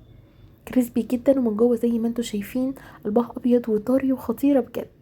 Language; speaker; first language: Arabic; native; Arabic